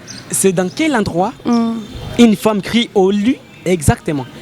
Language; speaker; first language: French; non-native, local second language; Rundi